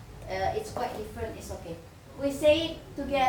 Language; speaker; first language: English; non-native, fluent; Indonesian